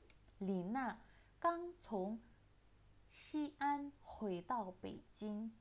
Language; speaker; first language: Chinese; non-native, fluent; Indonesian